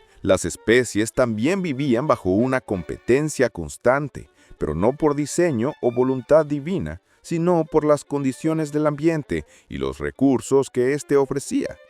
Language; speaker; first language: Spanish; native; Spanish